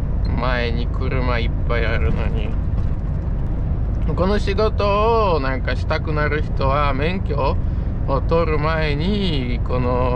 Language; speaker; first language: Japanese; non-native, fluent; Polish